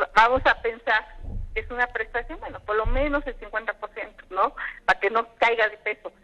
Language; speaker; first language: Spanish; native; Spanish